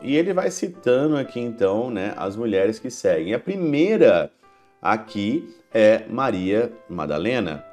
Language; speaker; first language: Portuguese; native; Portuguese